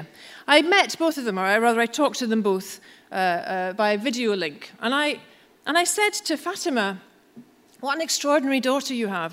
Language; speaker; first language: English; native; English